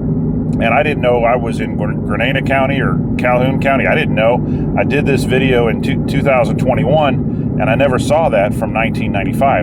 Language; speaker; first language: English; native; English